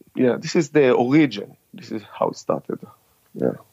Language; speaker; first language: English; non-native, fluent; Hebrew